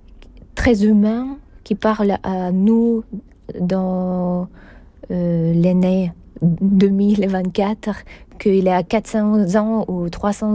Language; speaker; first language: French; non-native, fluent; Russian